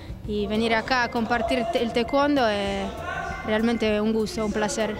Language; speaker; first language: Spanish; non-native, fluent; Italian